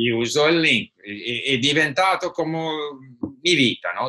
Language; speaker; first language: Italian; non-native, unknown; English